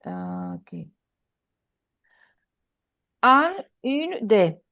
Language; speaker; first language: French; non-native, fluent; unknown